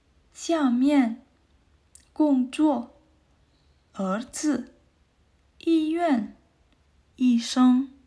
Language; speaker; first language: Chinese; non-native, fluent; Indonesian